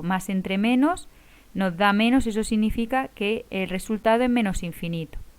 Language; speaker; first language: Spanish; native; Spanish